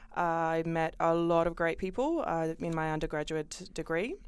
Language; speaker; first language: English; early bilingual, other home language; Bosnian